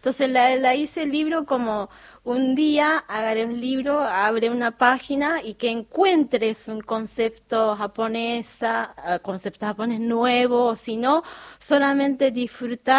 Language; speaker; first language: Spanish; non-native, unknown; Japanese